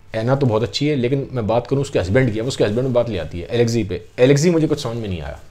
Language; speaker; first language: Hindi; native; Hindi